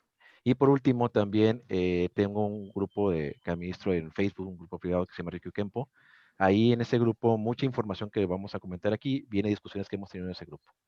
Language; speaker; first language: Spanish; native; Spanish